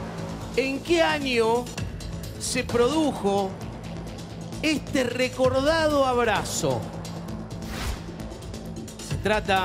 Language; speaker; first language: Spanish; native; Spanish